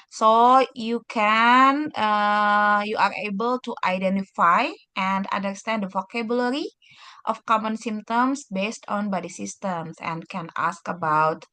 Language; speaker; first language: English; non-native, fluent; Indonesian